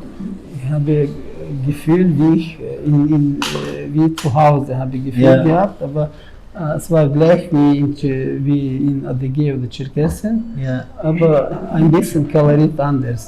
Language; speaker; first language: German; non-native, learner; Russian